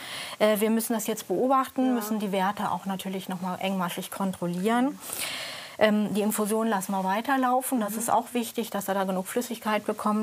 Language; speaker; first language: German; native; German